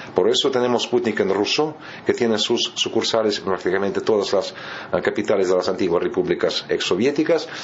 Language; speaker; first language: Spanish; non-native, fluent; Russian